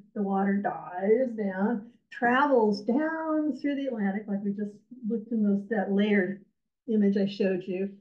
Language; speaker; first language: English; native; English